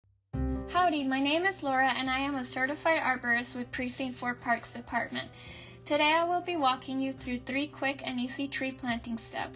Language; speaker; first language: English; native; English